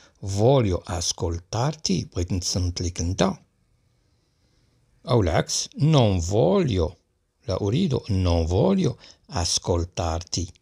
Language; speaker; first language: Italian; non-native, learner; Arabic